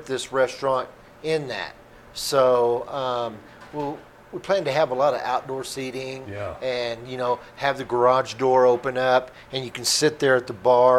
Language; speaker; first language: English; native; English